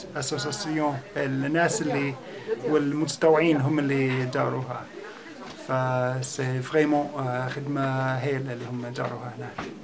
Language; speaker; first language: Arabic; native; Arabic